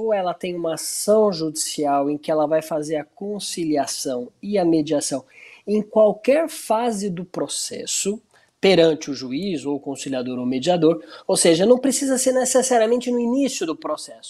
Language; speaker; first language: Portuguese; native; Portuguese